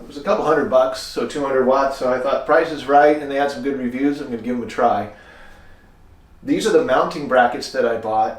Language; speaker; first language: English; native; English